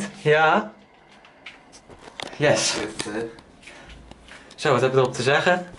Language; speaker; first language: Dutch; native; Dutch